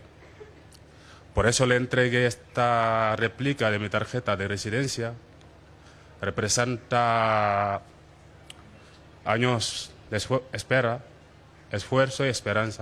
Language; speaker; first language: Spanish; non-native, fluent; Wolof